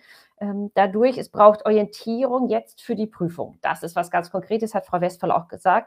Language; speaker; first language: German; native; German